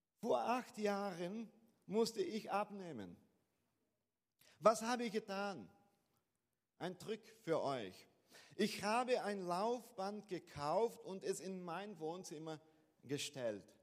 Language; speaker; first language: German; non-native, fluent; Portuguese